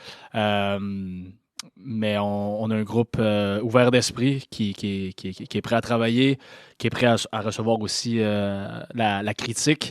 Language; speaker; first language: French; native; French